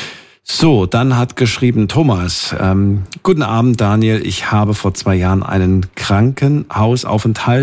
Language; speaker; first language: German; native; German